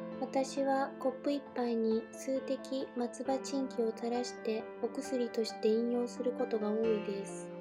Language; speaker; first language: Japanese; native; Japanese